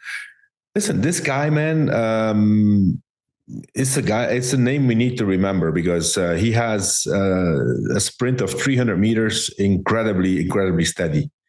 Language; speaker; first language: English; non-native, fluent; Dutch